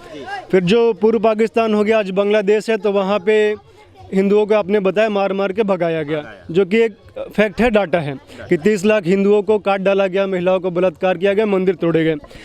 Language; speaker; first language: Hindi; native; Hindi